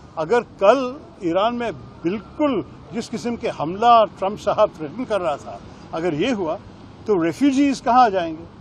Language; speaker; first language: Hindi; non-native, local second language; Malayalam